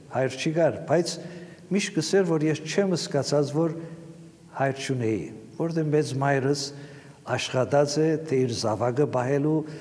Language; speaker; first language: Armenian; native; Armenian